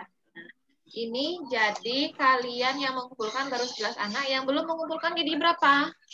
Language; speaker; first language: Indonesian; non-native, local second language; Balinese